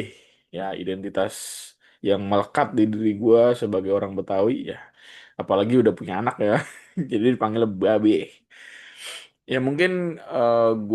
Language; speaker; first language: Indonesian; native; Indonesian